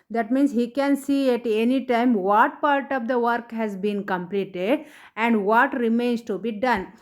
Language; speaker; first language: English; non-native, local second language; Kannada